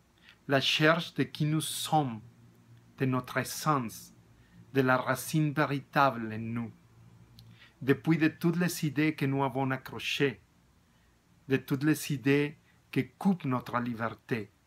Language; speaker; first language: French; non-native, learner; Spanish